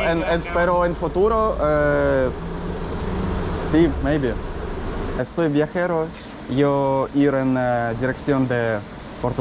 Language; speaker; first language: Spanish; non-native, learner; Russian